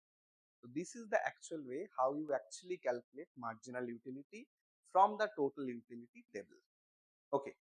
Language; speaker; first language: English; non-native, local second language; Bangla